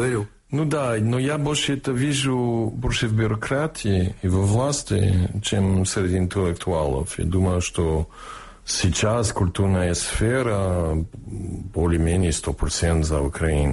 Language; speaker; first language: Russian; early bilingual, heritage; Russian